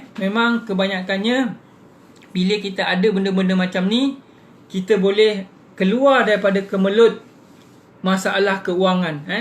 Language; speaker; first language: Malay; native; Malay